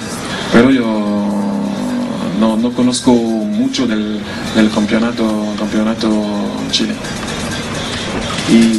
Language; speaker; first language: Spanish; non-native, fluent; French